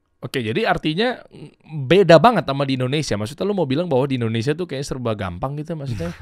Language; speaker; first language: Indonesian; native; Indonesian